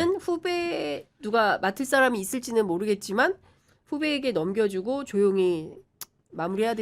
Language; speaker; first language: Korean; native; Korean